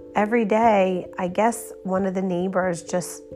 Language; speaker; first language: English; early bilingual, other home language; Romanian